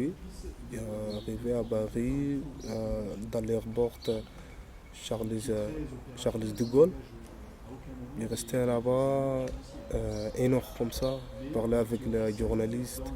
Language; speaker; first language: French; non-native, learner; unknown